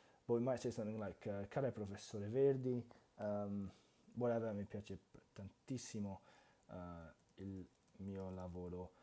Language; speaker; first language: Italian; non-native, fluent; English